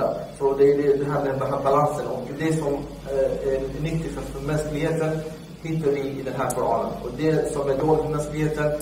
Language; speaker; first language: Swedish; non-native, fluent; Arabic